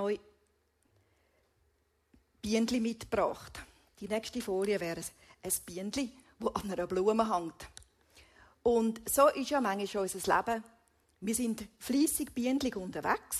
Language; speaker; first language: German; native; German